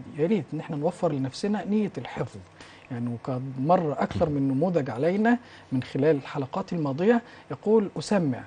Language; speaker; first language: Arabic; native; Arabic